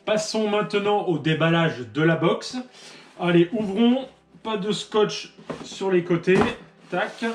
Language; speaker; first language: French; native; French